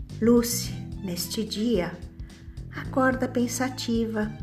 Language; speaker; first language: Portuguese; native; Portuguese